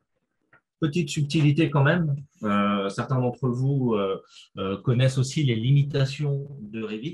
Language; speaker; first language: French; native; French